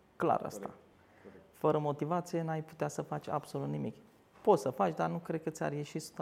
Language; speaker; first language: Romanian; early bilingual, other home language; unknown